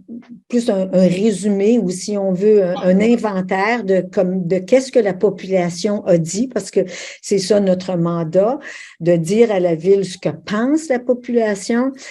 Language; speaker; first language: French; native; French